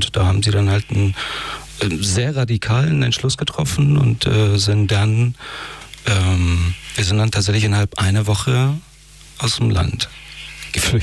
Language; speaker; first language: German; early bilingual, other home language; Persian